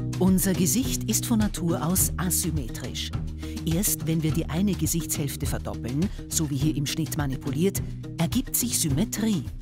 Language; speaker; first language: German; native; German